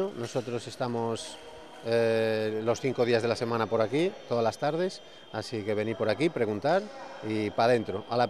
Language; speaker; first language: Spanish; native; Spanish